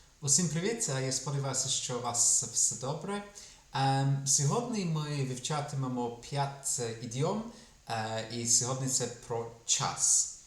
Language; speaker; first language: Ukrainian; non-native, fluent; English